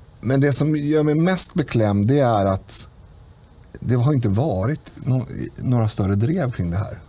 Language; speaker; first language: Swedish; native; Swedish